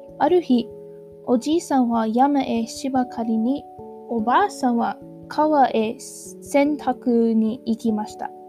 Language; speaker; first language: Japanese; non-native, learner; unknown